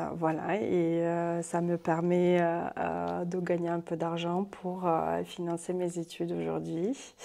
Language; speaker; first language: French; non-native, fluent; Russian